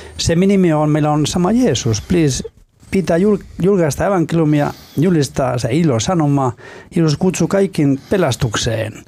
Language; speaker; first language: Finnish; non-native, fluent; Spanish